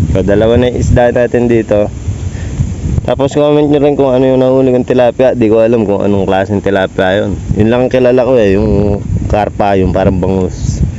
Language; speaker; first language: Filipino; native; Filipino